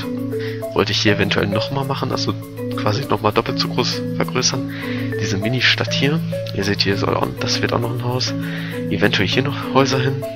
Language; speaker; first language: German; native; German